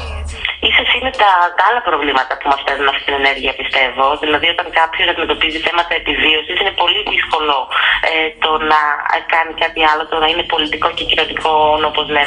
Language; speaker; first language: Greek; native; Greek